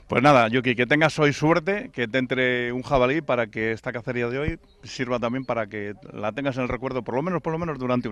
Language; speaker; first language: Spanish; native; Spanish